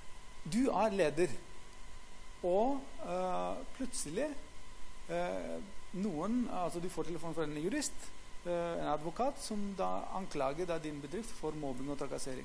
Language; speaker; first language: Norwegian; non-native, fluent; Greek